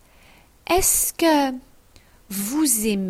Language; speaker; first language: French; non-native, fluent; English